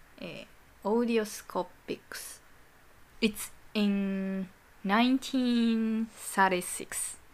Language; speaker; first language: English; non-native, learner; Japanese